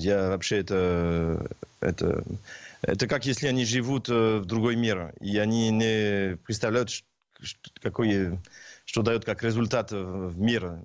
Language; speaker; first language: Russian; non-native, learner; French